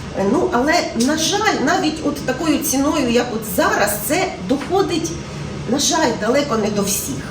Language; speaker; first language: Ukrainian; non-native, local second language; Russian